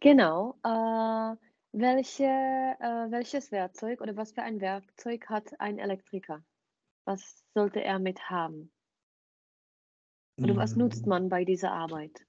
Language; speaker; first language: German; non-native, fluent; Czech